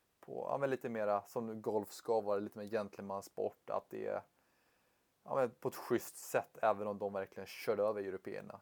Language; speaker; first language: Swedish; native; Swedish